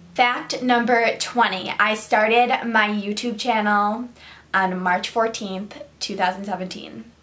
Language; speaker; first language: English; native; English